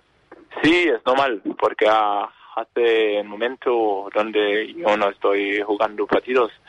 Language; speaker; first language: Spanish; non-native, learner; Danish